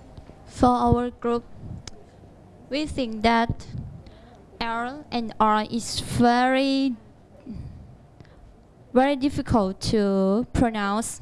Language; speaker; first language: English; non-native, learner; Thai